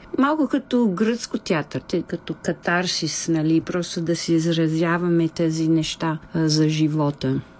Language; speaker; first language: Bulgarian; non-native, fluent; English